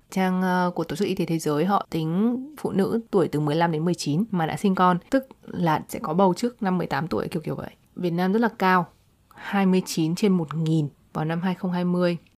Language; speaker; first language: Vietnamese; native; Vietnamese